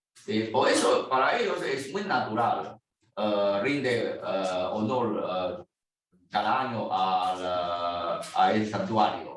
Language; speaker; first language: Spanish; non-native, fluent; Chinese